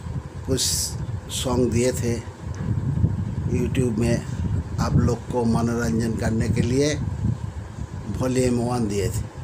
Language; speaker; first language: Hindi; non-native, local second language; Bangla